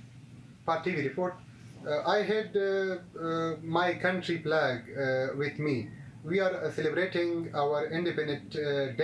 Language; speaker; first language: English; non-native, learner; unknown